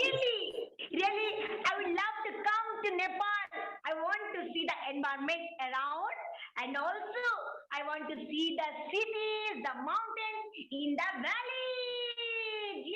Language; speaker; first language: English; non-native, learner; Spanish